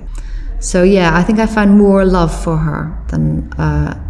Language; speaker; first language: English; native; English